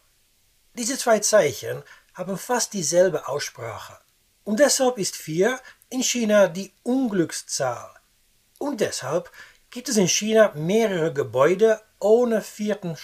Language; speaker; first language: German; non-native, fluent; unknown